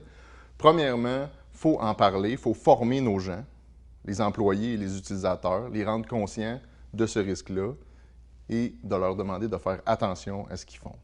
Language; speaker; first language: French; native; French